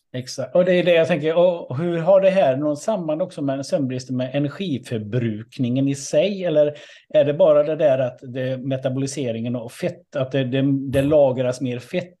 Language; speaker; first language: Swedish; native; Swedish